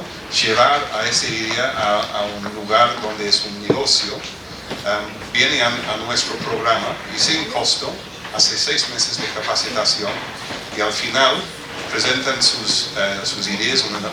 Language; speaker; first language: Spanish; non-native, fluent; English